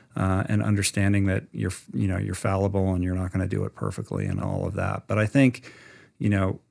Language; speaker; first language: English; native; English